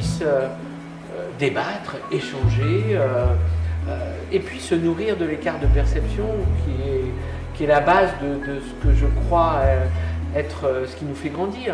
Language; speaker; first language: French; native; French